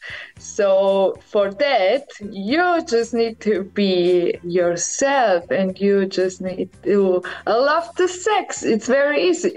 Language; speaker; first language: English; non-native, learner; Croatian